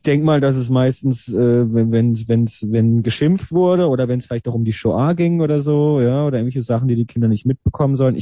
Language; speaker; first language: German; native; German